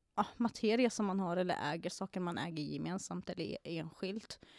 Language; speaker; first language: Swedish; non-native, fluent; Arabic